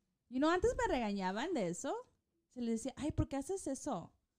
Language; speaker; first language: Spanish; early bilingual, heritage; Spanish